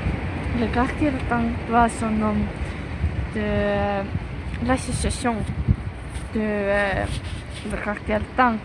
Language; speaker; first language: French; non-native, learner; Estonian